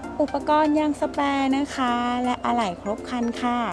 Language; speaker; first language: Thai; native; Thai